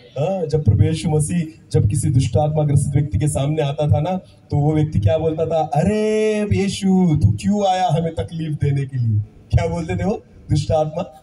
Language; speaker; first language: Hindi; non-native, local second language; Marathi